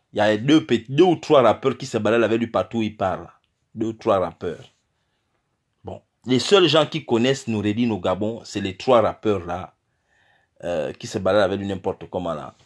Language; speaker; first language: French; non-native, local second language; Fang